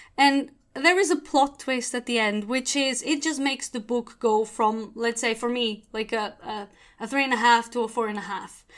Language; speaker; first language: English; non-native, fluent; Portuguese